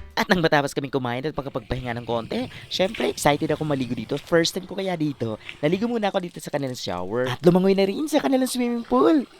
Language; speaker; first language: Filipino; non-native, local second language; Waray